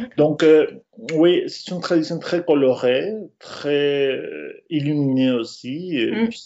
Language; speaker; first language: French; non-native, fluent; Spanish